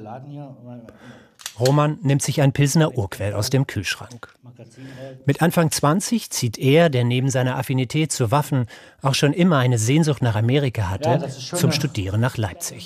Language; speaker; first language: German; native; German